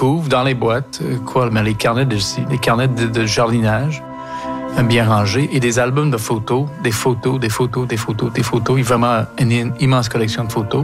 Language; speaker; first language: French; non-native, local second language; English